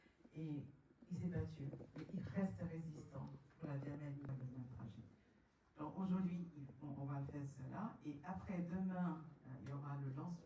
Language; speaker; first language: French; non-native, fluent; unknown